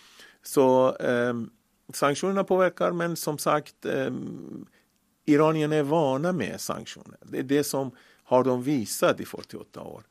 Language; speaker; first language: Swedish; non-native, fluent; Persian